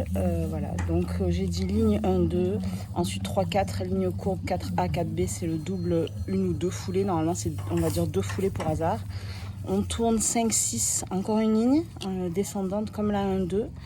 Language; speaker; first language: French; native; French